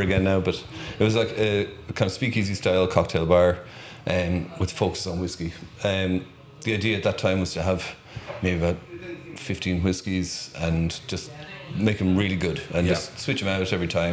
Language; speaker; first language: English; native; English